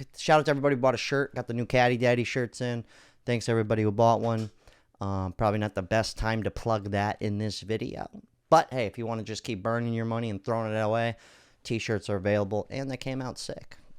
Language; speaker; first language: English; native; English